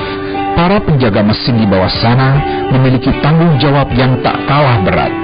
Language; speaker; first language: Indonesian; native; Indonesian